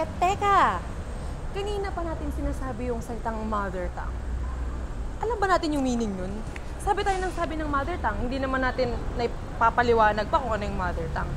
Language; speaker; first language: Filipino; non-native, local second language; Iloko